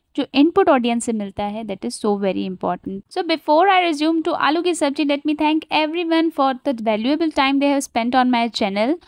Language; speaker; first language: Hindi; native; Hindi